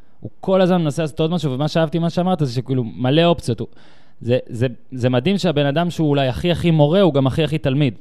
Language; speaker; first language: Hebrew; native; Hebrew